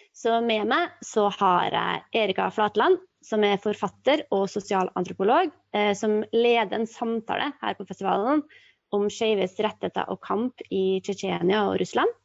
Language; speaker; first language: Norwegian; native; Norwegian